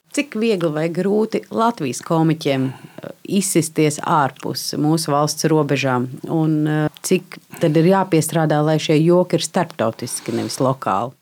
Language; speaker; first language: Latvian; native; Latvian